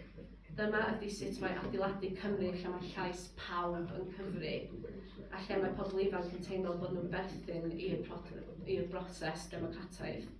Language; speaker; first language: Welsh; native; Welsh